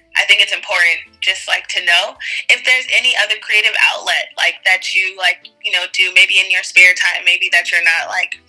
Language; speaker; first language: English; early bilingual, other home language; Wolof